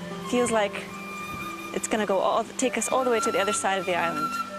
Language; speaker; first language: English; native; English